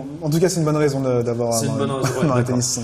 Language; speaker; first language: French; native; French